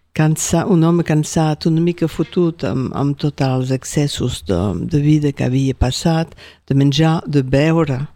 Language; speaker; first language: Catalan; non-native, local second language; French